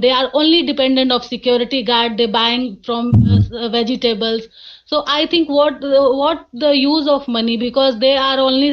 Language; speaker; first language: English; non-native, learner; Hindi